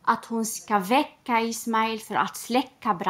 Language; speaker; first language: Swedish; non-native, fluent; Arabic